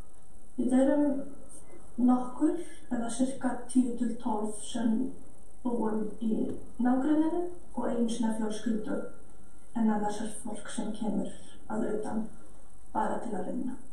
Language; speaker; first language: Icelandic; non-native, fluent; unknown